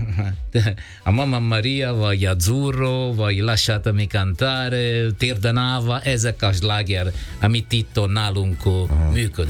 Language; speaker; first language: Hungarian; non-native, learner; Italian